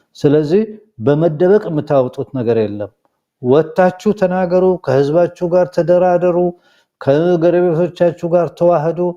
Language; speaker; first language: Amharic; non-native, local second language; Somali